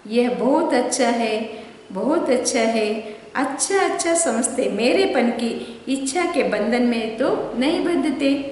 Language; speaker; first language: Hindi; non-native, local second language; Telugu